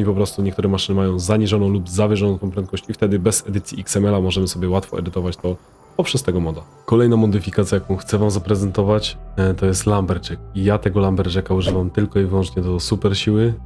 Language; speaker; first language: Polish; native; Polish